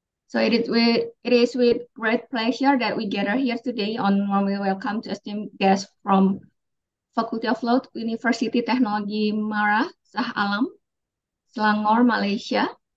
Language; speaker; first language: English; non-native, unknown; Indonesian